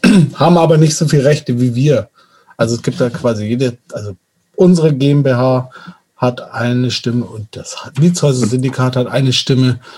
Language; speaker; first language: German; native; German